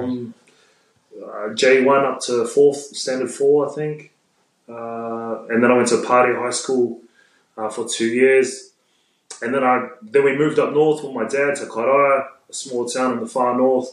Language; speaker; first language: English; native; English